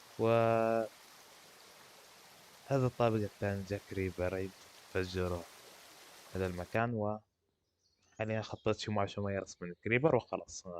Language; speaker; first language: Arabic; native; Arabic